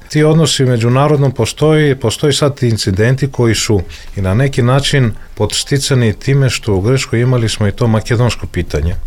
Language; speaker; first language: Serbian; non-native, fluent; Greek